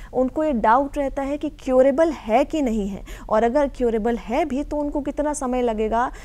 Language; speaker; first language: Hindi; native; Hindi